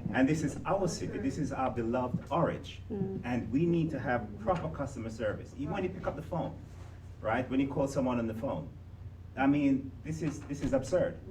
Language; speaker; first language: English; native; English